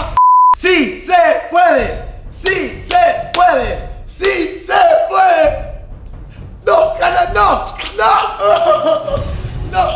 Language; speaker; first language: Spanish; native; Spanish